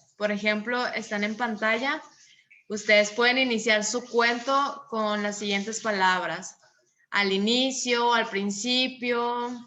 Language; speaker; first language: Spanish; native; Spanish